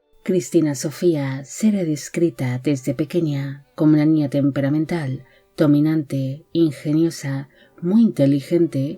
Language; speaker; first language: Spanish; native; Spanish